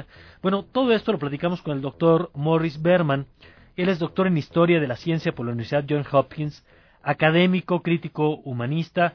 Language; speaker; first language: Spanish; native; Spanish